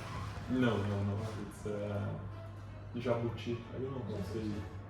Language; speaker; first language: English; non-native, learner; Portuguese